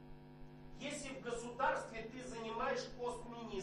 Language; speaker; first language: Polish; non-native, learner; Russian